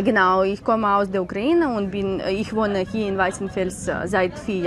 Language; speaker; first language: German; non-native, learner; Ukrainian